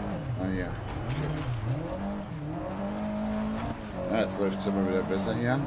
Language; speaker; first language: German; native; German